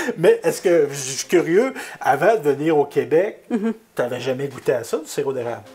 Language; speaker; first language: French; native; French